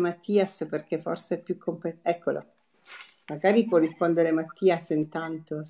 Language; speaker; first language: Italian; native; Italian